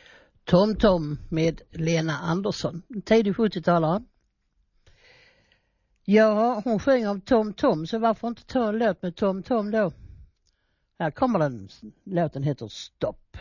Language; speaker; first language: Swedish; native; Swedish